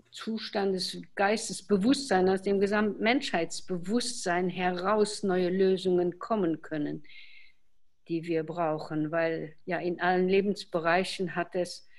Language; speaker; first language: German; non-native, local second language; Luxembourgish